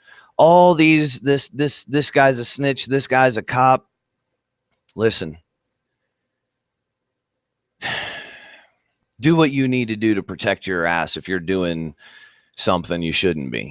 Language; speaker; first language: English; native; English